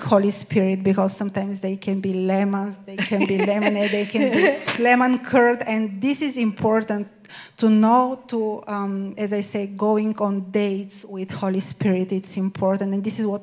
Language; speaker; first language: English; non-native, fluent; Bulgarian